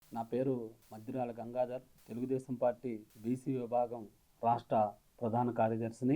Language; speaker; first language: Telugu; native; Telugu